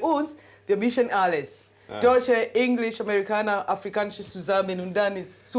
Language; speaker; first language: German; non-native, learner; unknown